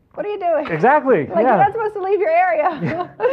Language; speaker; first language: English; native; English